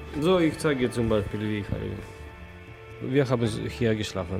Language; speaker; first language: German; non-native, learner; Polish